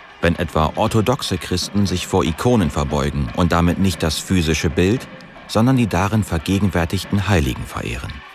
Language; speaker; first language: German; native; German